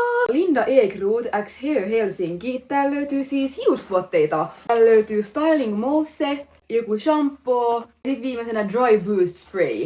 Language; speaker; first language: Finnish; native; Finnish